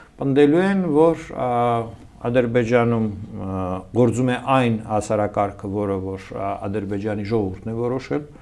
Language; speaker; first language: Armenian; native; Armenian